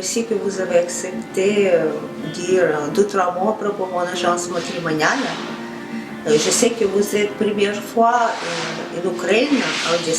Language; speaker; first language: French; non-native, learner; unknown